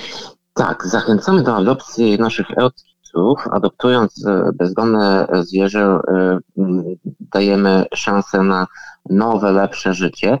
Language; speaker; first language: Polish; native; Polish